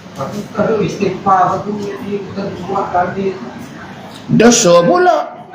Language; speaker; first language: Malay; native; Malay